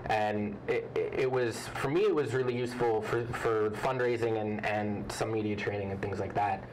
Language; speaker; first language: English; native; English